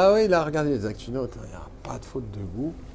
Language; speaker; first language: French; native; French